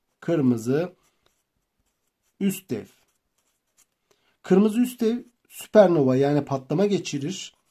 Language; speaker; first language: Turkish; native; Turkish